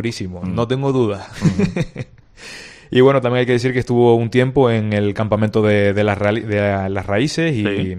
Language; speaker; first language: Spanish; native; Spanish